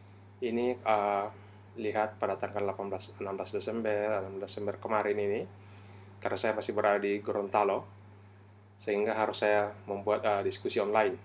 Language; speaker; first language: Indonesian; native; Indonesian